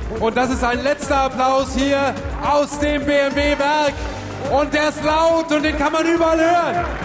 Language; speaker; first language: German; native; German